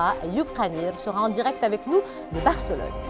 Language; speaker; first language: French; non-native, local second language; Arabic